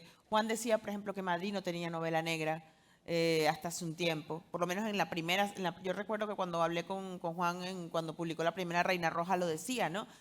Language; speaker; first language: Spanish; native; Spanish